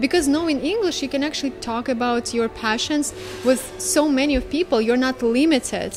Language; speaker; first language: English; non-native, fluent; Ukrainian